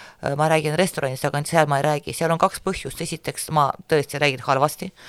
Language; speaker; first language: Estonian; non-native, local second language; Russian